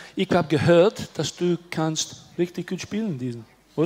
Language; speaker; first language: German; non-native, learner; English